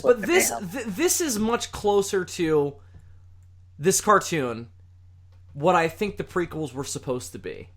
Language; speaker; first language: English; native; English